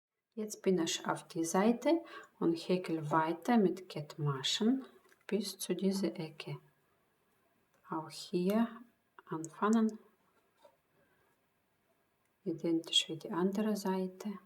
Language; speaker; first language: German; non-native, fluent; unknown